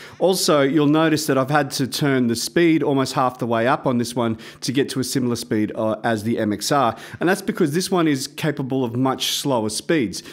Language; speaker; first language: English; native; English